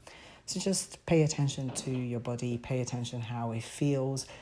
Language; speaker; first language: English; non-native, fluent; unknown